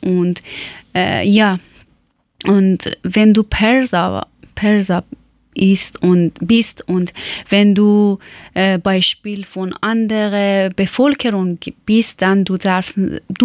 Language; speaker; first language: German; non-native, learner; Persian